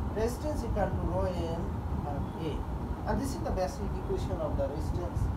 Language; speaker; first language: English; non-native, local second language; Bangla